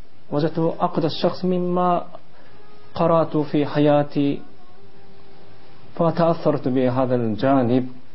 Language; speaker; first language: Arabic; non-native, fluent; Japanese